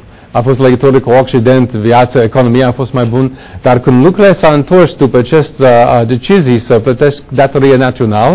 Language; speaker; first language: Romanian; non-native, fluent; English